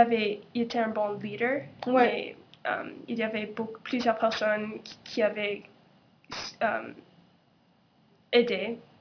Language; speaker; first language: French; non-native, local second language; English